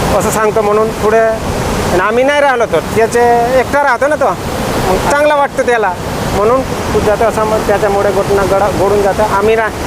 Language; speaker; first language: Marathi; non-native, local second language; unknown